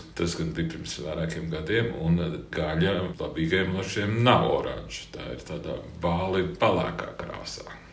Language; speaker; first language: Latvian; native; Latvian